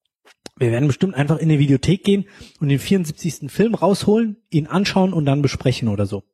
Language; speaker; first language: German; native; German